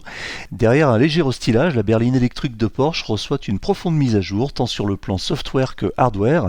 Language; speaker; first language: French; native; French